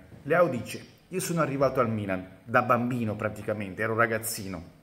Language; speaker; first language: Italian; native; Italian